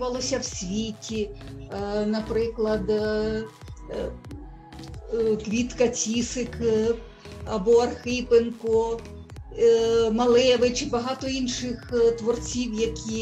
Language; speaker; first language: Ukrainian; native; Ukrainian